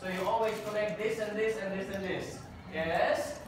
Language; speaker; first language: English; non-native, learner; Czech